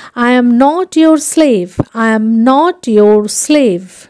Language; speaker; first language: English; non-native, local second language; Bangla